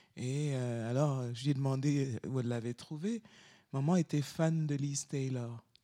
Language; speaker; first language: French; native; French